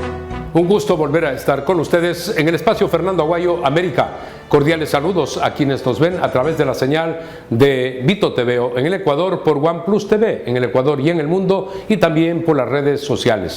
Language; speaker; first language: Spanish; native; Spanish